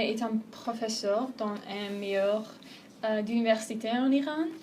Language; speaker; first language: French; non-native, learner; Persian